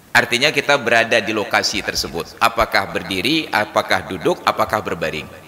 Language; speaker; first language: Malay; non-native, local second language; Achinese